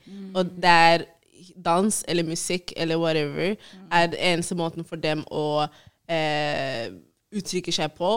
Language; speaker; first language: Norwegian; early bilingual, other home language; Swahili